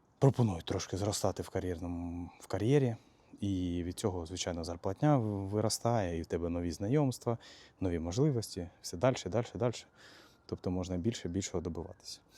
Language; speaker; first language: Ukrainian; native; Ukrainian